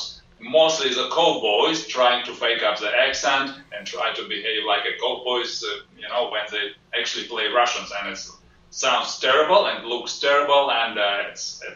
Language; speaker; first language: English; non-native, fluent; Russian